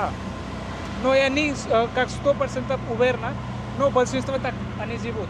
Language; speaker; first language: Russian; non-native, learner; Hindi